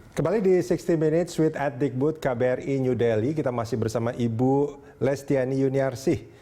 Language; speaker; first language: Indonesian; native; Indonesian